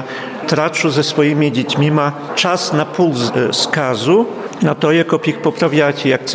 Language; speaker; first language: Polish; non-native, local second language; Ukrainian